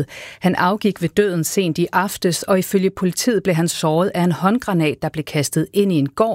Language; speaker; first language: Danish; native; Danish